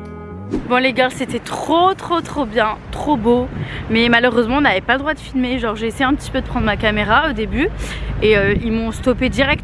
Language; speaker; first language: French; native; French